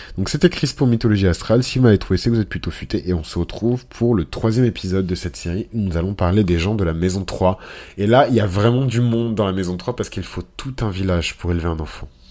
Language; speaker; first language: French; early bilingual, other home language; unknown